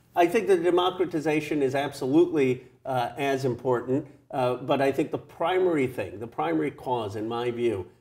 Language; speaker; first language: English; native; English